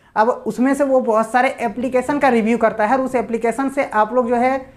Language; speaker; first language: Hindi; native; Hindi